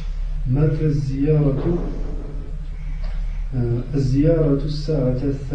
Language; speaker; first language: Arabic; non-native, learner; French